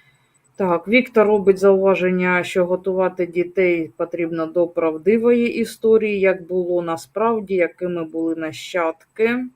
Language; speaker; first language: Ukrainian; native; Ukrainian